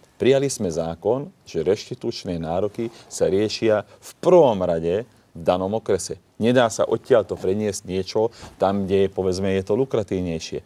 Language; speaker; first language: Slovak; non-native, local second language; Hungarian